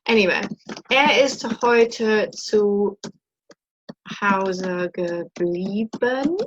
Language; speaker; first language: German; non-native, fluent; English